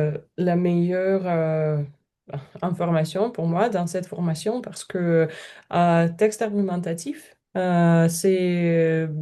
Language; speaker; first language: French; non-native, learner; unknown